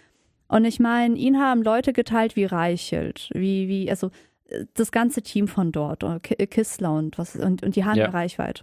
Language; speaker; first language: German; native; German